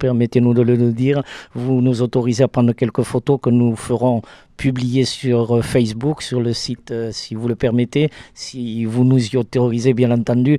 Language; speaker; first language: French; native; French